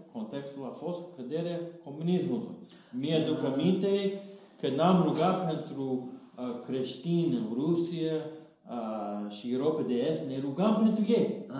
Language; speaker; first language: Romanian; non-native, fluent; English